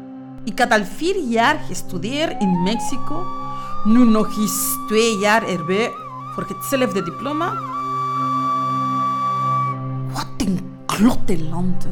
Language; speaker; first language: Dutch; non-native, fluent; Spanish